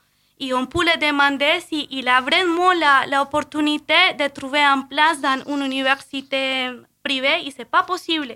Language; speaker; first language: French; non-native, fluent; Spanish